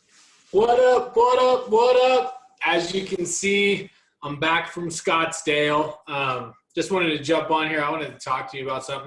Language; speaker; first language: English; native; English